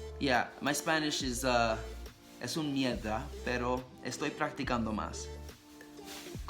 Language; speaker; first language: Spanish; non-native, learner; English